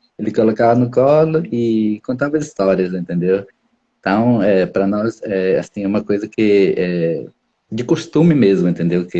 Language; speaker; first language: Portuguese; non-native, local second language; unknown